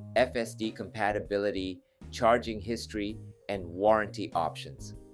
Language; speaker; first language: English; non-native, fluent; Japanese